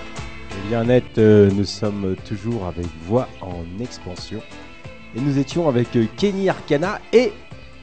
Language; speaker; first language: French; native; French